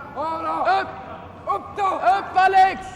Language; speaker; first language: Swedish; native; Swedish